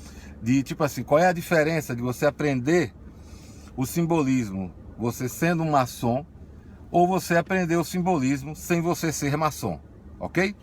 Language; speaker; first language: Portuguese; native; Portuguese